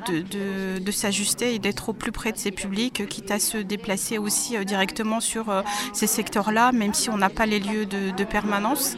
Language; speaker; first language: French; native; French